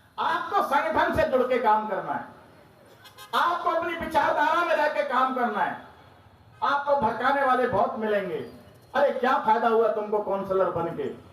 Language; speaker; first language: Hindi; native; Hindi